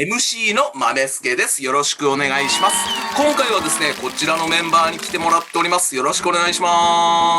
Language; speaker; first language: Japanese; native; Japanese